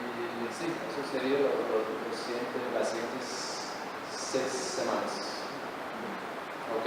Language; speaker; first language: Spanish; non-native, fluent; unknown